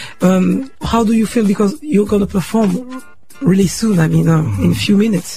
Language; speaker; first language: English; non-native, fluent; French